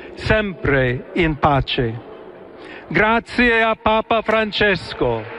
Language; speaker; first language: Italian; non-native, fluent; English